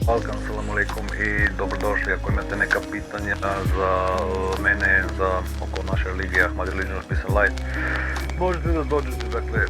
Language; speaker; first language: Croatian; native; Croatian